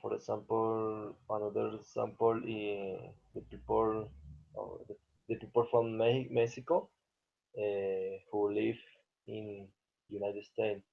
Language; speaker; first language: English; non-native, learner; Spanish